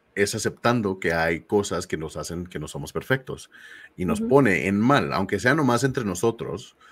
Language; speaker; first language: Spanish; early bilingual, heritage; Spanish